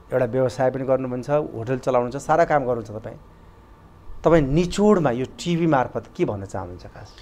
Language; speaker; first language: Nepali; native; Nepali